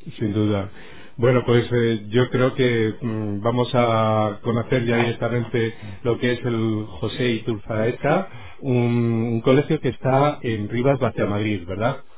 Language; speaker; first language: Spanish; native; Spanish